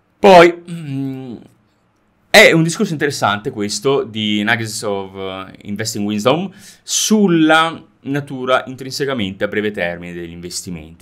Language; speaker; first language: Italian; native; Italian